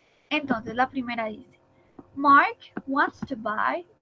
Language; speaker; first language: English; non-native, fluent; Spanish